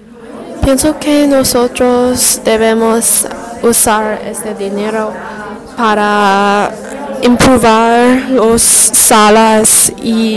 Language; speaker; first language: Spanish; non-native, learner; English